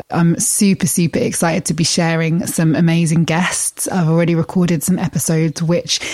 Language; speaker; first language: English; native; English